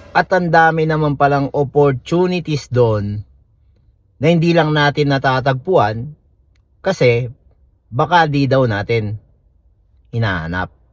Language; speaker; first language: Filipino; native; Filipino